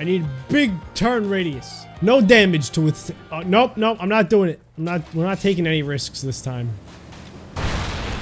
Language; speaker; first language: English; native; English